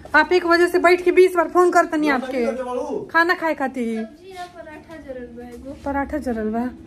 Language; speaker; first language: Hindi; non-native, local second language; Bhojpuri